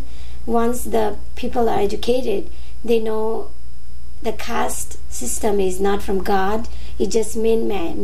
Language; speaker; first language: English; non-native, local second language; Nepali